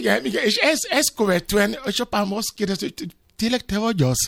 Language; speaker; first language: Hungarian; non-native, fluent; Yoruba